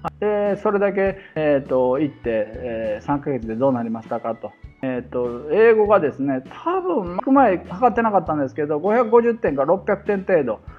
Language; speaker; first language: Japanese; native; Japanese